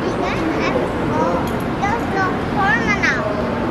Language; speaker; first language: English; non-native, learner; Indonesian